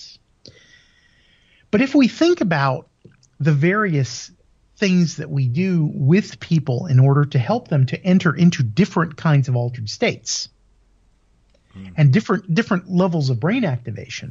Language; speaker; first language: English; native; English